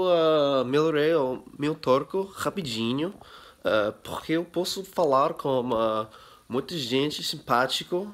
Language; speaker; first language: Portuguese; non-native, learner; English